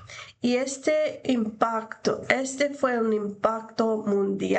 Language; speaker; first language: Spanish; non-native, fluent; English